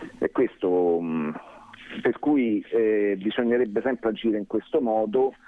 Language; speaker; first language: Italian; native; Italian